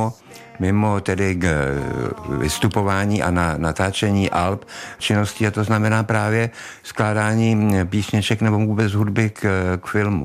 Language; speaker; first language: Czech; native; Czech